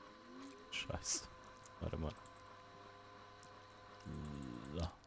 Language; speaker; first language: German; native; German